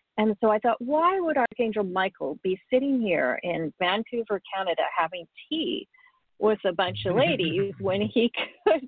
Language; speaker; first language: English; native; English